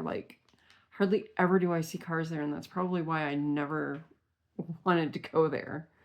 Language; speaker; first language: English; native; English